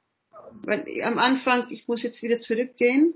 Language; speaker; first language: German; early bilingual, other home language; Italian